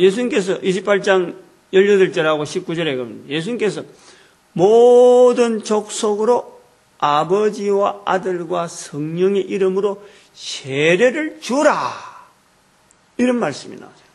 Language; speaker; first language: Korean; native; Korean